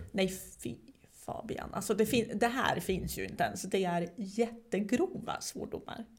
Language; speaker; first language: Swedish; non-native, fluent; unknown